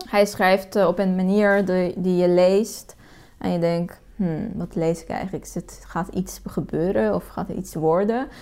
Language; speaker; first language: Dutch; non-native, fluent; Persian